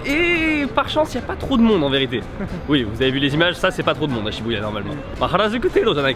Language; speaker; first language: French; native; French